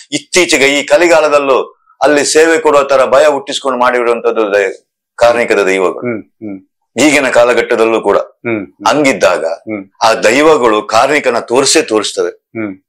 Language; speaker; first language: Kannada; non-native, local second language; Tulu